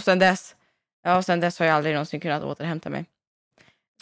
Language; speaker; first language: Swedish; native; Swedish